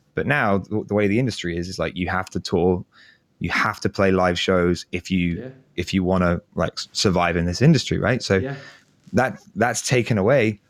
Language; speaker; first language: English; native; English